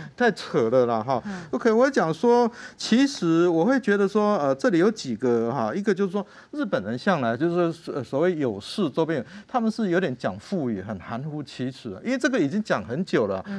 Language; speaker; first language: Chinese; native; Chinese